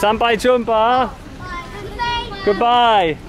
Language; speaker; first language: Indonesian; non-native, learner; English